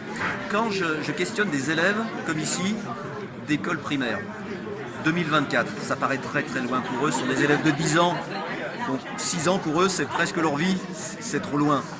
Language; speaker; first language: French; native; French